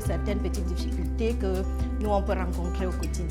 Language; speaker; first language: French; native; French